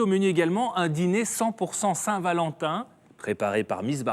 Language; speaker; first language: French; native; French